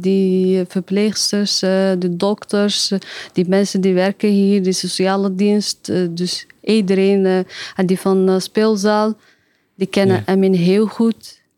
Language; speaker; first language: Dutch; non-native, learner; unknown